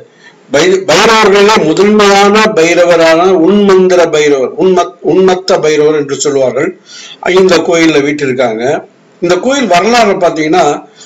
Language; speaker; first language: Tamil; native; Tamil